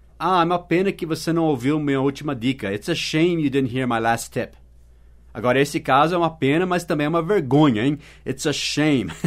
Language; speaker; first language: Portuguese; non-native, fluent; English